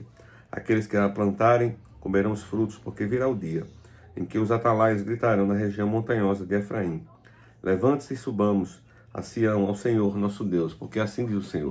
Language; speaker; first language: Portuguese; native; Portuguese